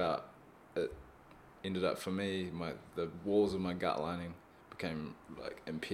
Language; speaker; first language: English; native; English